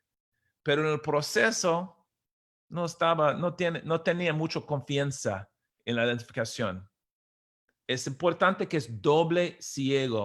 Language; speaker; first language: Spanish; non-native, fluent; English